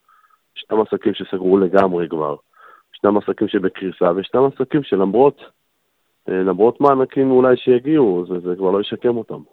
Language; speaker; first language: Hebrew; native; Hebrew